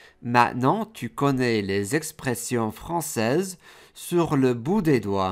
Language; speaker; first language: French; non-native, fluent; English